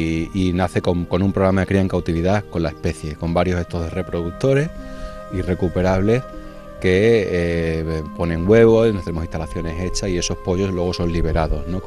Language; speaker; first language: Spanish; native; Spanish